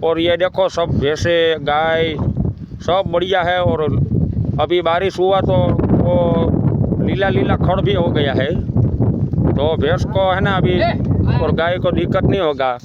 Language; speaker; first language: Hindi; non-native, local second language; Gujarati